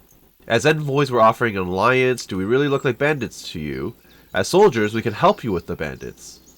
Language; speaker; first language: English; native; English